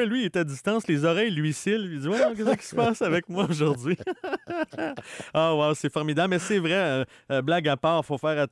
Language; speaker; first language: French; native; French